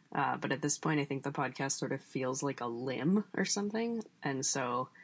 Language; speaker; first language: English; native; English